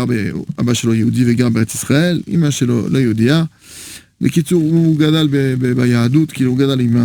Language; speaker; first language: Hebrew; non-native, fluent; French